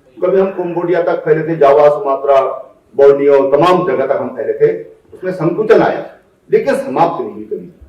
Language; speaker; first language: Hindi; native; Hindi